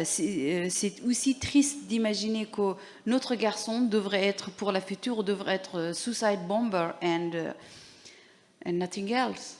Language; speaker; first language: French; non-native, learner; Persian